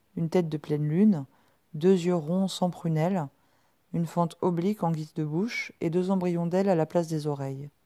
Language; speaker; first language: French; native; French